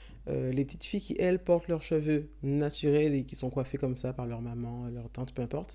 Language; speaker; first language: French; native; French